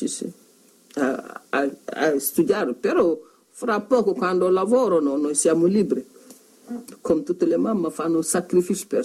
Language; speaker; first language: Italian; non-native, learner; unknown